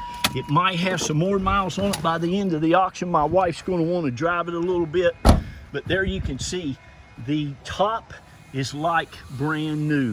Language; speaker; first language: English; native; English